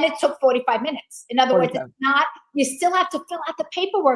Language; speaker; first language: English; native; English